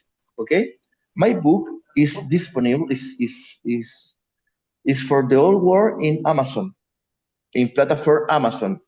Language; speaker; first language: English; non-native, learner; Spanish